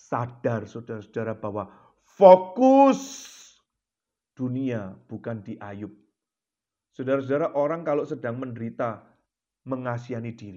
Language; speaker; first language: Indonesian; native; Indonesian